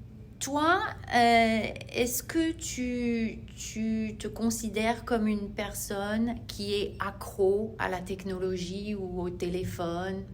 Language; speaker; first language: French; non-native, fluent; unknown